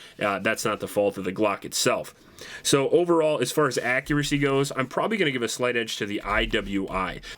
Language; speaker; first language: English; native; English